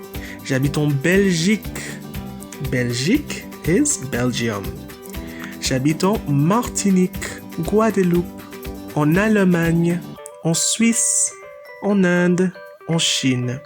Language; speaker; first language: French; non-native, fluent; English